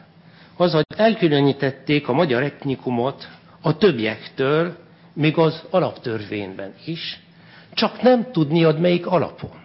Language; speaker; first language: Hungarian; non-native, fluent; French